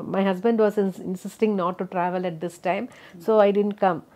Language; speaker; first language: Telugu; non-native, local second language; Malayalam